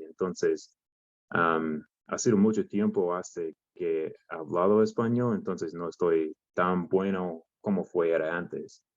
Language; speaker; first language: Spanish; non-native, learner; English